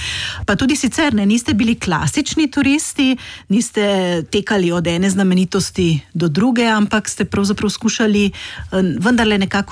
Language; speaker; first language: Slovenian; native; Slovenian